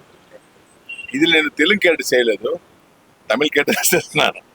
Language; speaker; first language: Telugu; non-native, learner; Tamil